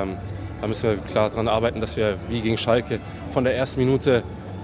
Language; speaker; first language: German; native; German